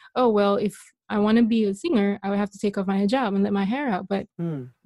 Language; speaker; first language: English; non-native, local second language; Malay